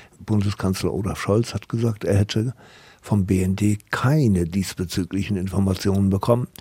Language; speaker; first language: German; native; German